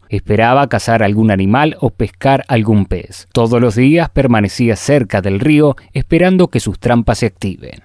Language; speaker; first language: Spanish; native; Spanish